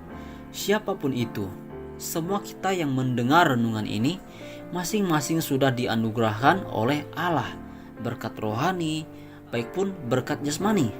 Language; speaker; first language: Indonesian; native; Indonesian